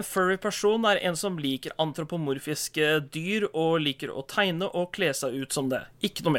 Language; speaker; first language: Norwegian; native; Norwegian